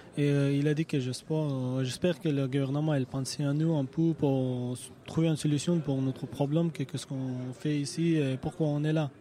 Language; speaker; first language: French; non-native, learner; Persian